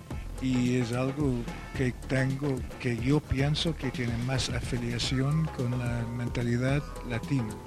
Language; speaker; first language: Spanish; non-native, fluent; Welsh